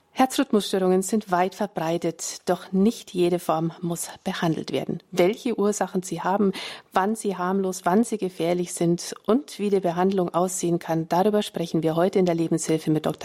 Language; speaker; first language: German; native; German